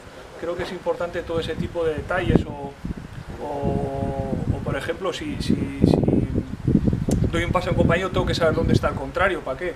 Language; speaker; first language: Spanish; native; Spanish